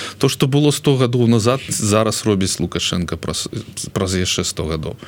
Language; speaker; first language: Belarusian; non-native, local second language; Russian